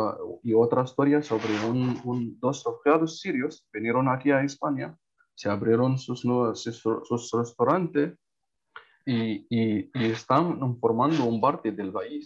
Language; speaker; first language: Spanish; non-native, learner; Arabic